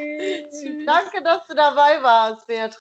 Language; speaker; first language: German; native; German